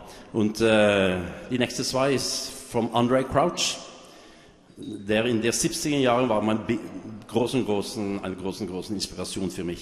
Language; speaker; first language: German; non-native, learner; Norwegian